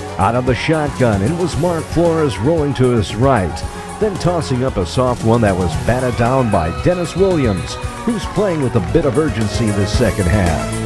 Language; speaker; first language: English; native; English